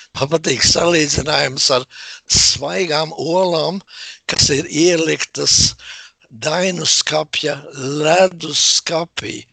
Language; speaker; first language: Latvian; native; Latvian